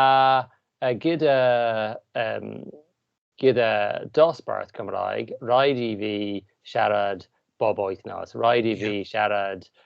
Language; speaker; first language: Welsh; non-native, learner; English